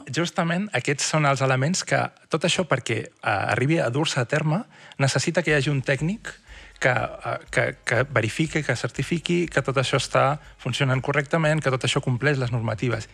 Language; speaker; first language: Catalan; native; Catalan